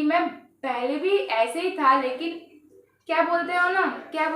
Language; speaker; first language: Hindi; non-native, local second language; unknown